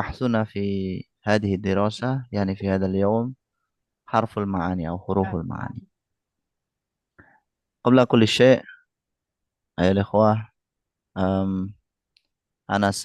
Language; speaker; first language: Arabic; non-native, fluent; Indonesian